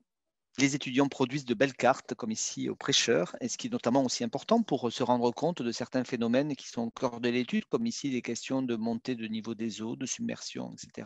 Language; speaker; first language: French; native; French